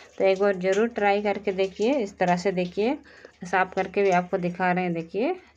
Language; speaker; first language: Hindi; native; Hindi